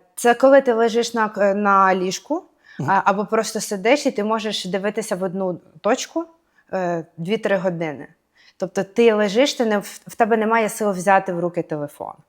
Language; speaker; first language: Ukrainian; native; Ukrainian